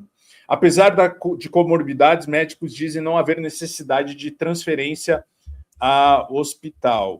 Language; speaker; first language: Portuguese; native; Portuguese